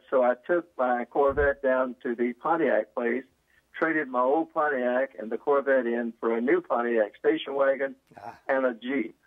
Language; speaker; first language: English; native; English